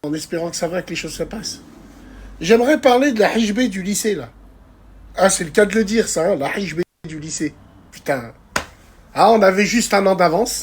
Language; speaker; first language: French; native; French